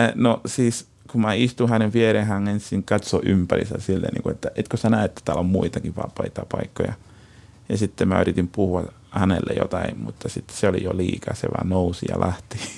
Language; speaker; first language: Finnish; non-native, fluent; Spanish